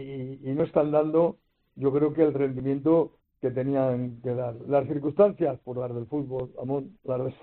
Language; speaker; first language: Spanish; native; Spanish